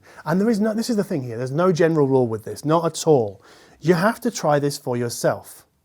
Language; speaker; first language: English; native; English